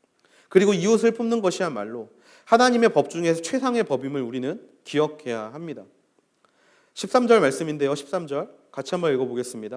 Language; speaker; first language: Korean; native; Korean